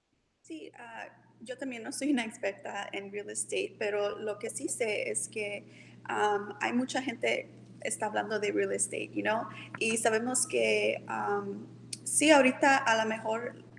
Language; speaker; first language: Spanish; early bilingual, heritage; Spanish